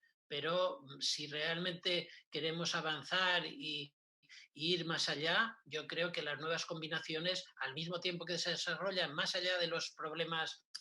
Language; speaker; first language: Spanish; native; Spanish